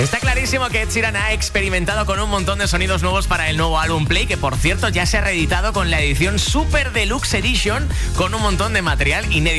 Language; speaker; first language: Spanish; native; Spanish